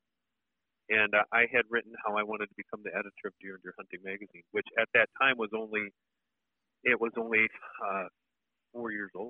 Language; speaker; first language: English; native; English